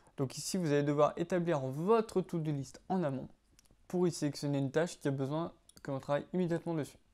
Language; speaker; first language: French; native; French